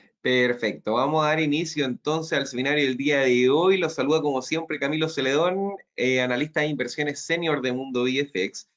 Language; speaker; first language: Spanish; native; Spanish